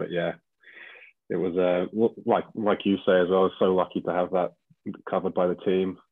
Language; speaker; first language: English; native; English